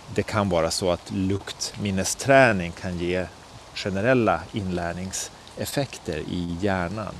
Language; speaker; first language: Swedish; native; Swedish